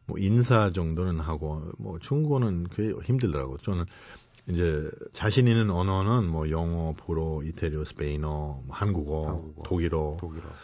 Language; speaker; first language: Korean; non-native, fluent; German